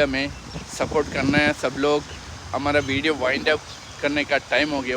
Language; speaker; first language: Hindi; non-native, local second language; Malayalam